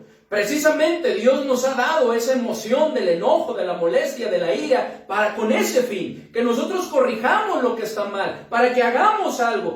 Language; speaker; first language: Spanish; native; Spanish